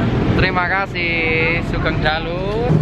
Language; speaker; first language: Indonesian; non-native, local second language; Javanese